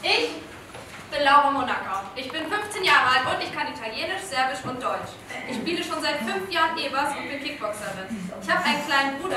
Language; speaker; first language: German; early bilingual, other home language; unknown